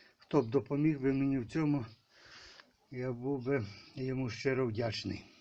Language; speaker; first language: Ukrainian; native; Ukrainian